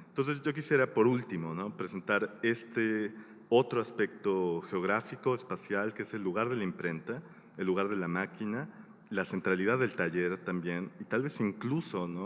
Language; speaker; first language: Spanish; native; Spanish